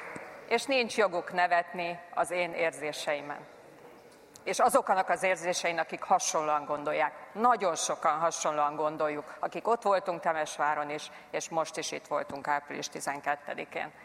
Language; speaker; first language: Hungarian; native; Hungarian